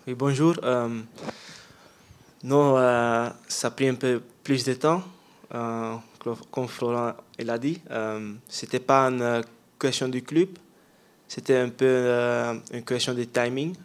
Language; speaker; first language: French; non-native, learner; Dutch